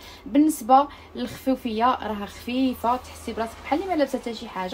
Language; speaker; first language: Arabic; native; Arabic